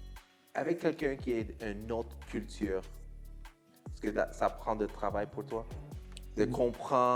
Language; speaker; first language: French; non-native, local second language; English